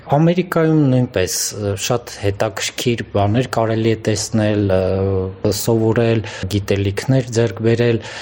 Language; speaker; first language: Armenian; native; Armenian